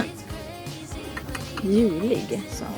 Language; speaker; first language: Swedish; non-native, learner; Japanese